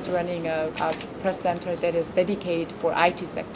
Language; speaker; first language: English; non-native, fluent; Korean